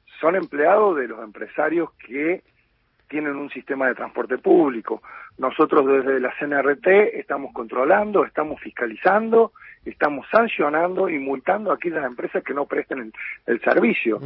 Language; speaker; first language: Spanish; native; Spanish